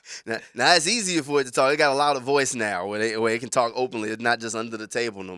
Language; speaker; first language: English; native; English